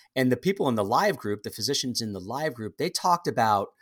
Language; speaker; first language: English; native; English